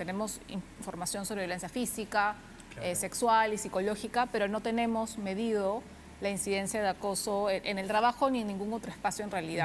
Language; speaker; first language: Spanish; native; Spanish